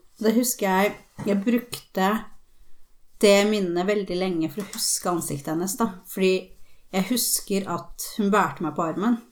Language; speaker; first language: Norwegian; early bilingual, other home language; Spanish